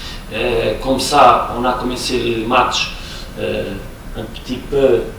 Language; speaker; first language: French; non-native, fluent; Portuguese